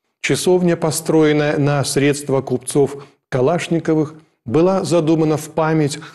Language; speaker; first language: Russian; native; Russian